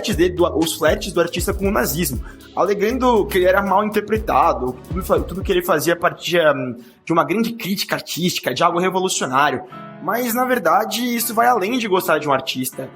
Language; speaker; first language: Portuguese; native; Portuguese